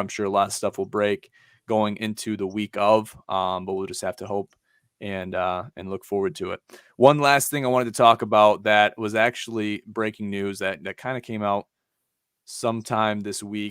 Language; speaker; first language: English; native; English